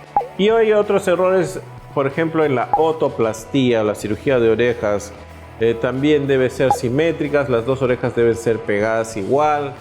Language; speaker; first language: Spanish; native; Spanish